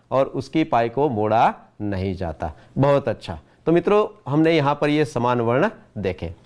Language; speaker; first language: Hindi; non-native, local second language; Gujarati